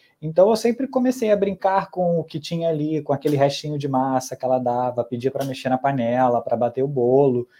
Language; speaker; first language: Portuguese; early bilingual, other home language; Spanish